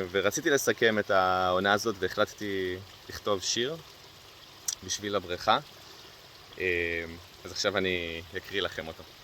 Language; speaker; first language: Hebrew; native; Hebrew